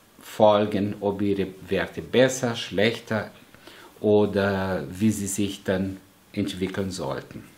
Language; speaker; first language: German; non-native, fluent; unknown